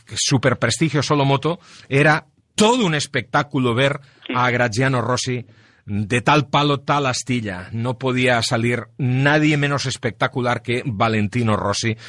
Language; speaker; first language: Spanish; non-native, local second language; Catalan